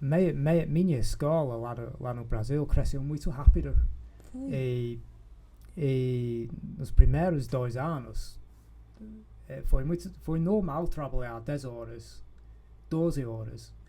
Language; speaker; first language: Portuguese; non-native, fluent; English